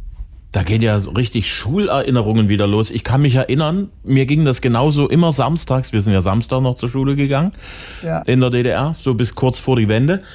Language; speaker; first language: German; native; German